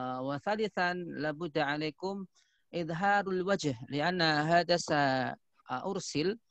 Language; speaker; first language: Arabic; non-native, fluent; Indonesian